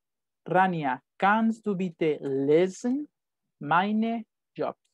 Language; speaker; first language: German; non-native, fluent; Spanish